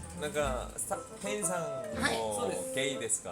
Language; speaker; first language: Japanese; non-native, learner; Korean